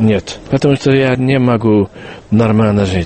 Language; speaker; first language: Russian; non-native, learner; Hungarian